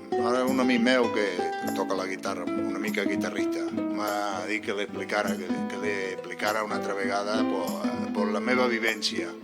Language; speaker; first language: Catalan; non-native, local second language; Spanish